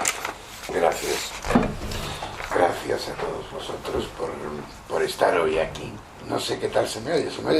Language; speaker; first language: Spanish; native; Spanish